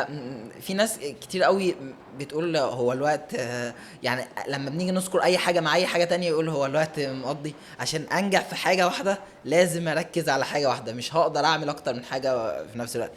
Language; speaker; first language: Arabic; native; Arabic